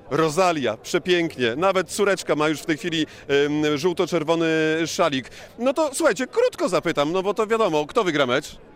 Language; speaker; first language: Polish; native; Polish